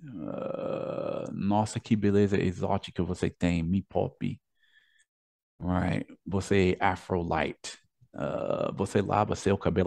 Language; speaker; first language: Portuguese; non-native, fluent; English